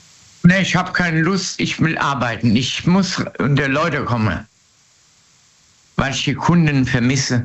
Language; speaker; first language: German; native; German